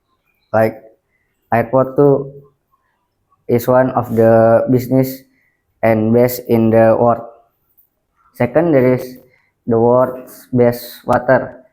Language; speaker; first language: English; non-native, learner; Indonesian